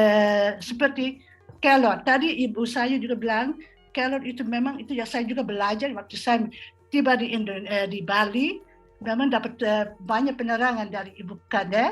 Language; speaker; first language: Indonesian; non-native, fluent; Dutch